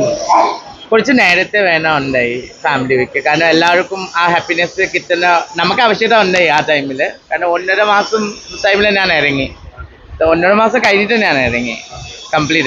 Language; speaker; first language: Malayalam; non-native, local second language; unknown